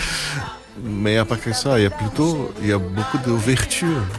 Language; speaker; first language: French; non-native, fluent; Portuguese